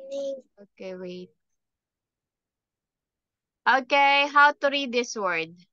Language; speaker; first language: English; non-native, fluent; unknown